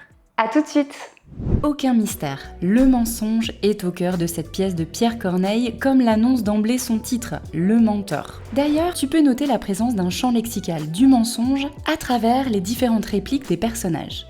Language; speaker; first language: French; native; French